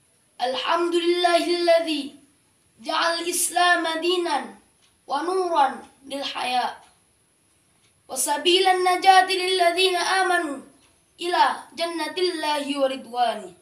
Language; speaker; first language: Arabic; non-native, learner; Indonesian